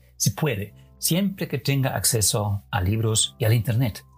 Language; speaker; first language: Spanish; non-native, fluent; Dutch